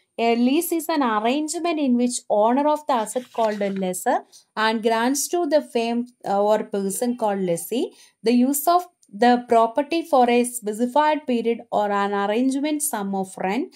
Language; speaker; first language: English; non-native, local second language; Malayalam